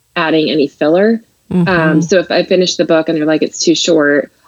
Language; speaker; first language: English; native; English